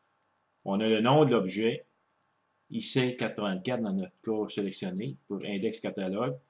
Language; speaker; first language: French; native; French